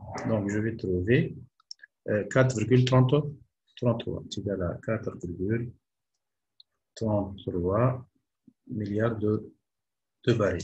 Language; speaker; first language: French; non-native, local second language; Arabic